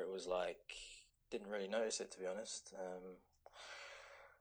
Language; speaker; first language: English; native; English